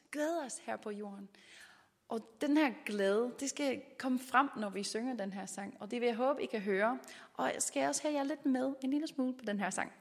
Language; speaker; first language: Danish; non-native, fluent; English